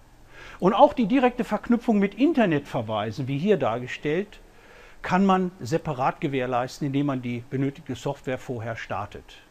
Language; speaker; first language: German; native; German